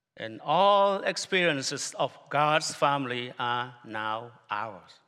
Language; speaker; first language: English; non-native, fluent; Khmer